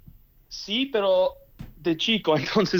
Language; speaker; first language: Spanish; early bilingual, heritage; English